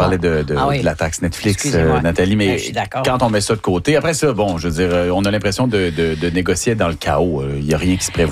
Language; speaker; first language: French; native; French